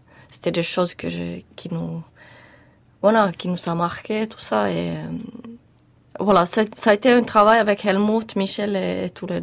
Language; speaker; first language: French; non-native, fluent; Finnish